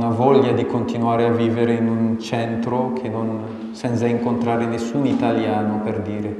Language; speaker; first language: Italian; non-native, fluent; Amharic